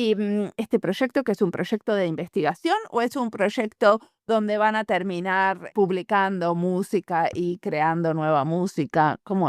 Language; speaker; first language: Spanish; native; Spanish